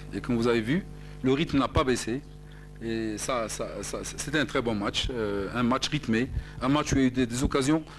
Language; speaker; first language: French; non-native, local second language; Arabic